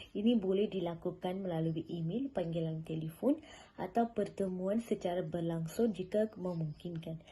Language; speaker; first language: Malay; non-native, local second language; Tamil